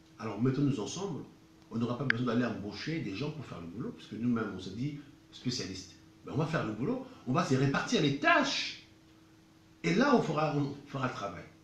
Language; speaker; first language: French; non-native, local second language; Lingala